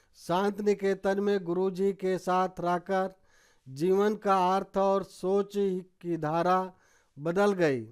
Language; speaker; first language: Hindi; native; Hindi